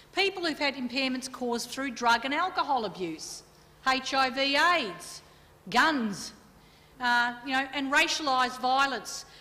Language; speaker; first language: English; native; English